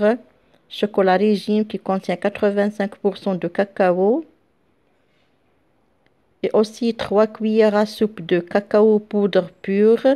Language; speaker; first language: French; non-native, local second language; Arabic